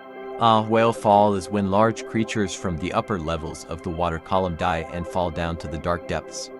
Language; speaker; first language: English; native; English